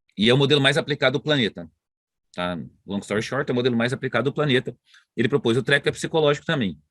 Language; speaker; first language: Portuguese; native; Portuguese